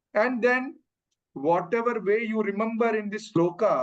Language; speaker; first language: English; non-native, local second language; Malayalam